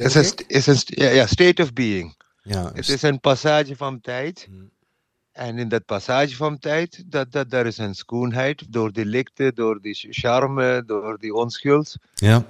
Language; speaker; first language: Dutch; non-native, learner; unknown